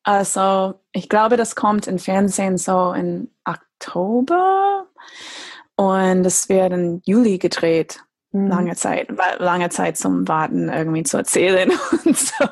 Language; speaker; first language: German; non-native, fluent; English